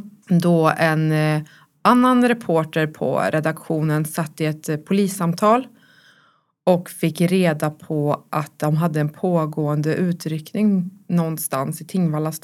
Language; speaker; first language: Swedish; native; Swedish